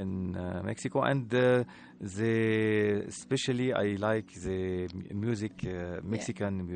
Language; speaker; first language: English; non-native, learner; Arabic